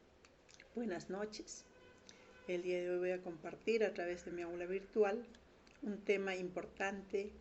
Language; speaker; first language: Spanish; native; Spanish